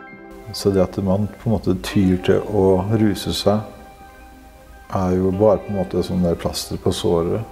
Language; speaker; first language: Norwegian; native; Norwegian